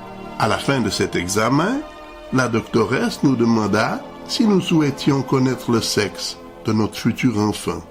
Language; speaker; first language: French; native; French